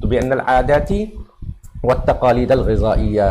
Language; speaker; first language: Arabic; non-native, fluent; Urdu